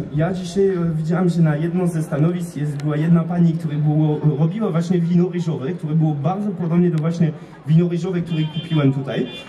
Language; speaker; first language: Polish; non-native, fluent; French